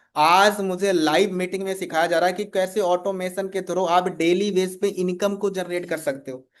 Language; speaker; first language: Hindi; native; Hindi